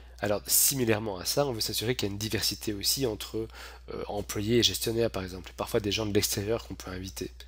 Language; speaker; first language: French; native; French